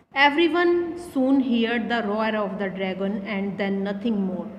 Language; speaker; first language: English; non-native, local second language; Hindi